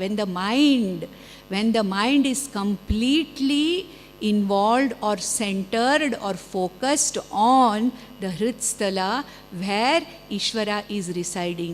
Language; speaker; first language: English; non-native, local second language; Konkani